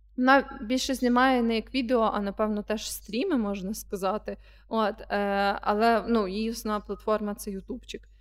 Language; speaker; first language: Ukrainian; non-native, local second language; Russian